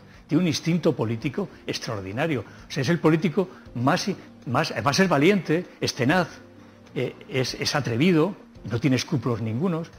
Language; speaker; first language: Spanish; native; Spanish